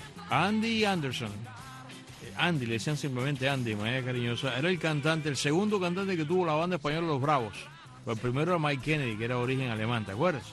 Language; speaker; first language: Spanish; native; Spanish